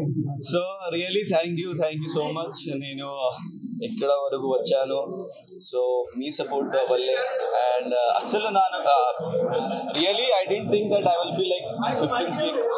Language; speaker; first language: Telugu; non-native, local second language; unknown